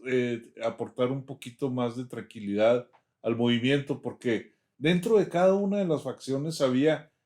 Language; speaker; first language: Spanish; native; Spanish